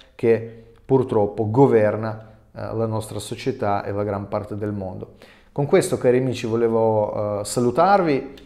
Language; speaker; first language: Italian; non-native, fluent; Russian